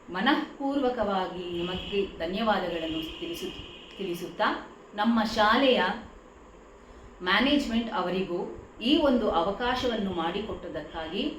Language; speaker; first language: Kannada; native; Kannada